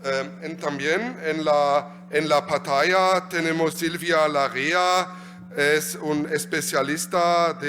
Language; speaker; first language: Spanish; non-native, learner; German